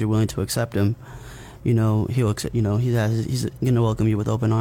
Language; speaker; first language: English; native; English